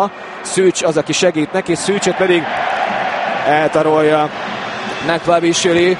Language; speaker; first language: Hungarian; native; Hungarian